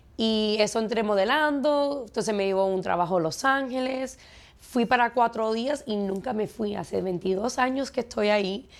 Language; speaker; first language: Spanish; early bilingual, heritage; Spanish